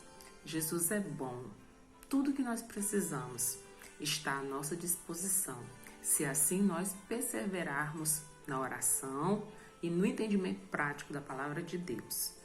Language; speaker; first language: Portuguese; native; Portuguese